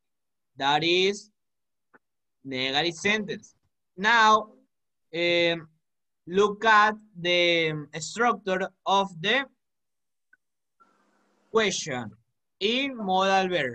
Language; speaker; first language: English; non-native, learner; Spanish